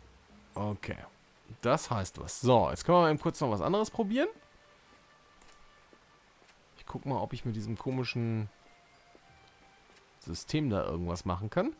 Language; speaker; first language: German; native; German